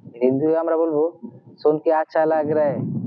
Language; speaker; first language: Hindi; non-native, learner; Bangla